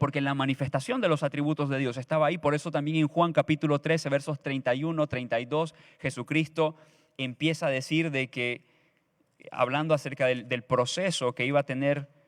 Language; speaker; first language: Spanish; native; Spanish